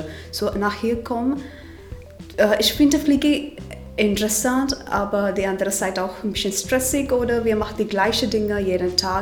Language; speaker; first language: German; non-native, learner; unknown